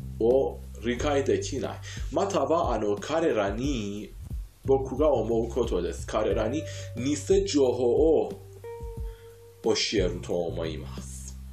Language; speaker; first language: Japanese; non-native, fluent; Persian